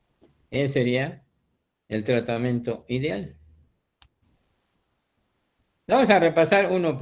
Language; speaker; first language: Spanish; native; Spanish